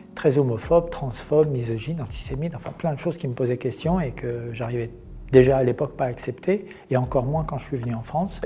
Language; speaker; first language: French; non-native, local second language; Arabic